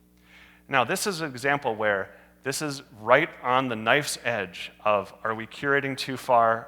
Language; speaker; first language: English; native; English